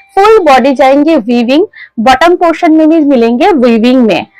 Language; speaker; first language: Hindi; non-native, local second language; Bangla